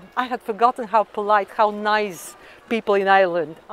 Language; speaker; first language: English; non-native, fluent; Bulgarian